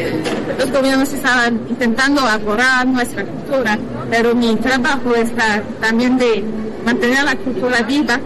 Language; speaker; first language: Spanish; non-native, learner; French